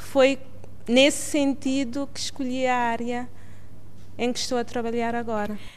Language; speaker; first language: Portuguese; non-native, local second language; Kabuverdianu